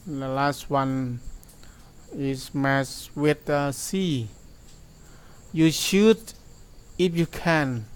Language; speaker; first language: English; non-native, learner; Thai